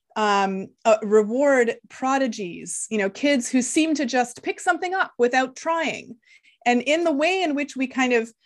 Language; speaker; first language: English; non-native, fluent; Lithuanian